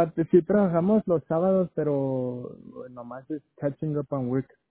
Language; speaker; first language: Spanish; native; Spanish